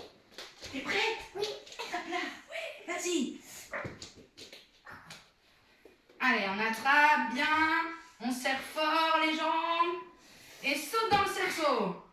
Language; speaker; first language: French; native; French